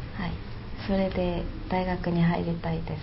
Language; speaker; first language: Japanese; non-native, fluent; Korean